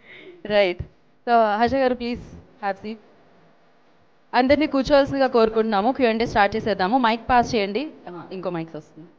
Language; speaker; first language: Telugu; native; Telugu